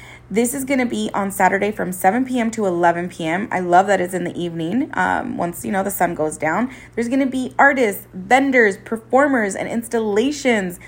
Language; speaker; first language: English; early bilingual, other home language; Spanish